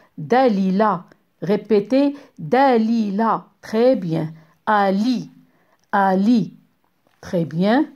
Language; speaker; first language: French; non-native, local second language; Arabic